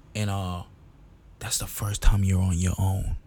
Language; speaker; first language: English; non-native, local second language; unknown